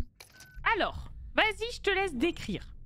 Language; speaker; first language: French; native; French